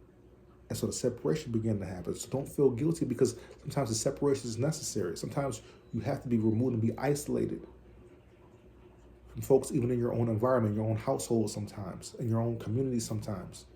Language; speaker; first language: English; native; English